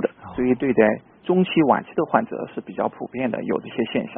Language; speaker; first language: Chinese; native; Chinese